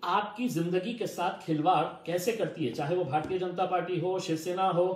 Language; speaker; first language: Hindi; non-native, local second language; Urdu